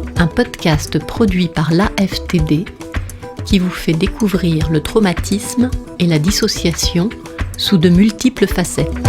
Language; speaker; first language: French; native; French